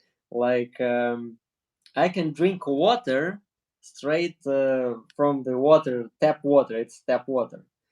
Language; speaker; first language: English; non-native, learner; Russian